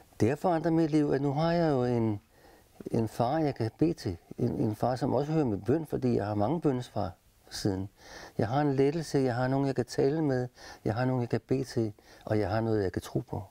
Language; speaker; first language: Danish; native; Danish